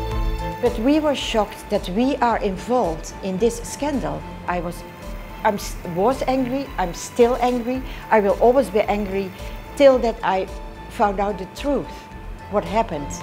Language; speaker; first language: English; non-native, fluent; Dutch